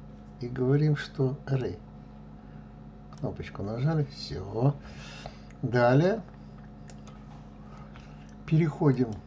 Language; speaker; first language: Russian; native; Russian